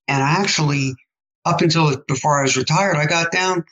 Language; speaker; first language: English; native; English